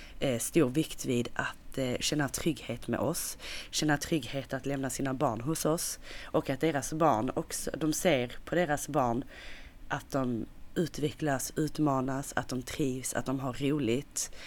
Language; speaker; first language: Swedish; native; Swedish